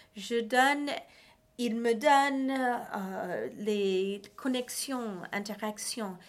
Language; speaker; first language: French; non-native, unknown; English